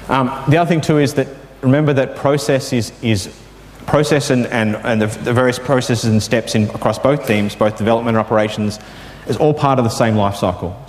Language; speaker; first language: English; native; English